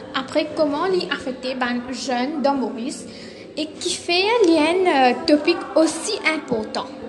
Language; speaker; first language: French; non-native, local second language; Morisyen